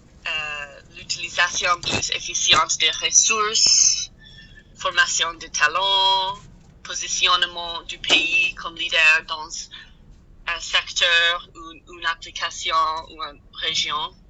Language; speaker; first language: French; non-native, learner; English